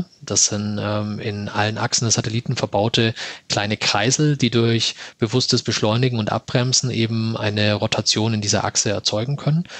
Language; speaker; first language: German; native; German